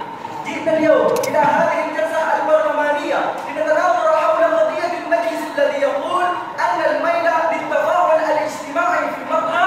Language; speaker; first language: Arabic; non-native, learner; Indonesian